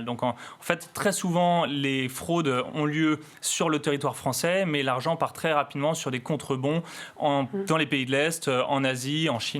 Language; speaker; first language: French; native; French